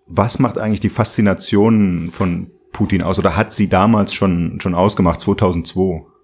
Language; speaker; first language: German; native; German